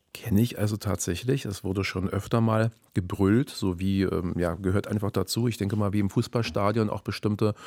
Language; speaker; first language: German; native; German